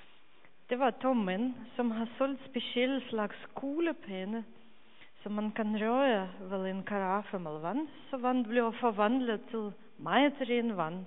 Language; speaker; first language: Danish; non-native, fluent; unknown